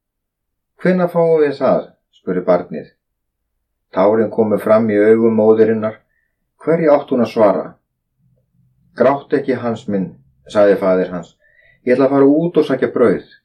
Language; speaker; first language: Icelandic; native; Icelandic